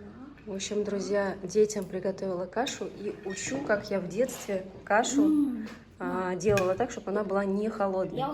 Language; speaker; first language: Russian; native; Russian